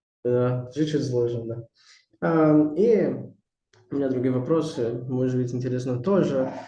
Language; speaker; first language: Russian; non-native, learner; Portuguese